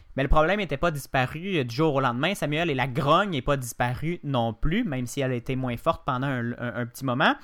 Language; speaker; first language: French; native; French